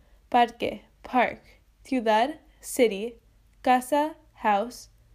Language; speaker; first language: English; native; English